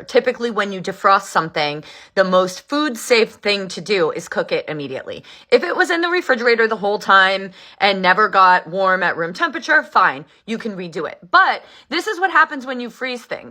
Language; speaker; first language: English; native; English